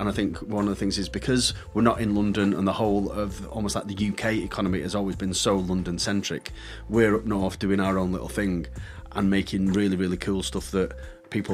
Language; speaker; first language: English; native; English